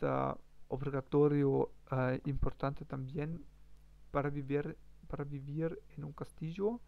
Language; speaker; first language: Spanish; non-native, learner; German